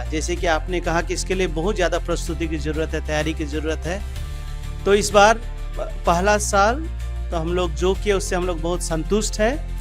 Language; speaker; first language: Hindi; native; Hindi